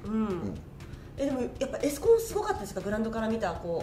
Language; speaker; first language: Japanese; native; Japanese